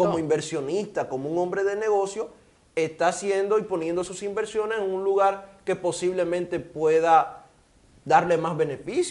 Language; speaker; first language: Spanish; native; Spanish